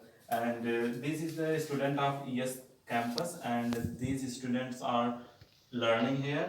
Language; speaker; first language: English; non-native, local second language; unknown